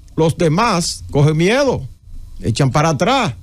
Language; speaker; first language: Spanish; native; Spanish